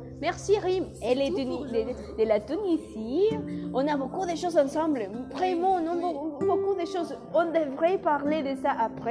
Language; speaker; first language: French; non-native, learner; Spanish